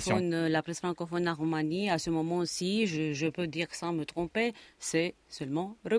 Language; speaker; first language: French; non-native, fluent; Romanian